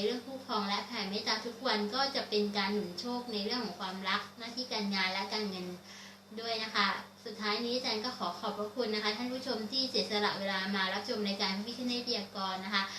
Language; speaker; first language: Thai; native; Thai